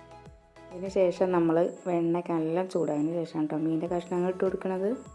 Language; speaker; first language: Malayalam; native; Malayalam